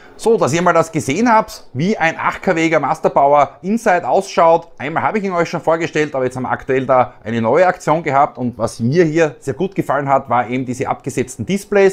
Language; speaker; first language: German; native; German